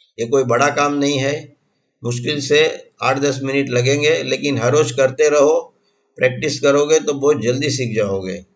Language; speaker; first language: Hindi; non-native, local second language; Gujarati